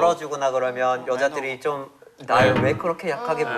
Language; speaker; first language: Korean; non-native, fluent; English